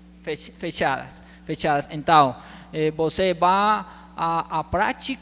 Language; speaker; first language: Portuguese; non-native, learner; Spanish